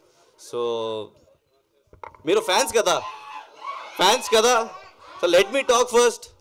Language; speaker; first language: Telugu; non-native, learner; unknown